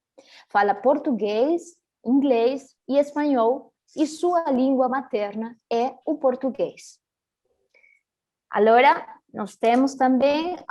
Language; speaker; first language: Portuguese; early bilingual, heritage; Portuguese